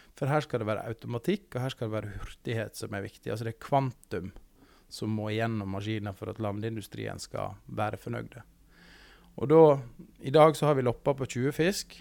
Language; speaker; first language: Norwegian; native; Norwegian